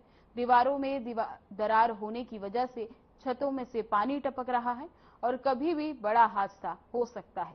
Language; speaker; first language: Hindi; native; Hindi